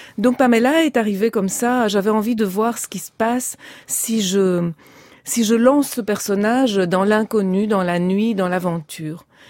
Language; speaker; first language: French; early bilingual, other home language; Romanian